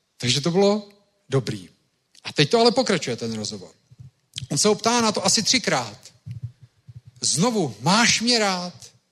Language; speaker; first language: Czech; native; Czech